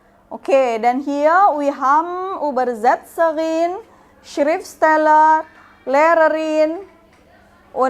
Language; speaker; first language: German; non-native, learner; Indonesian